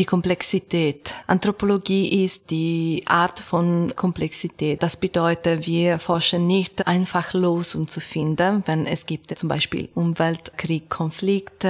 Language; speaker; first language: German; non-native, learner; Italian